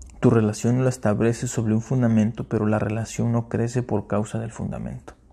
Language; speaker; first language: Spanish; early bilingual, heritage; Spanish